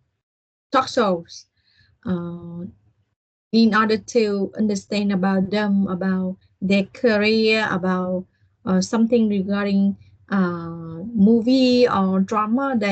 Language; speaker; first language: English; non-native, learner; Vietnamese